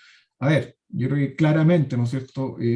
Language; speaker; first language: Spanish; native; Spanish